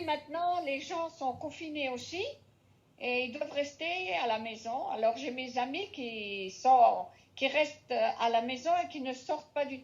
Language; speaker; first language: French; non-native, fluent; Spanish